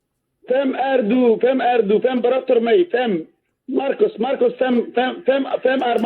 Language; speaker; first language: Swedish; non-native, learner; Somali